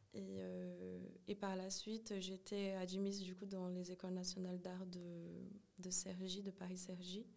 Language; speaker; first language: French; non-native, fluent; Portuguese